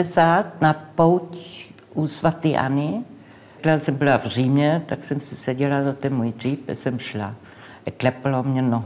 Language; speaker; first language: Czech; non-native, local second language; English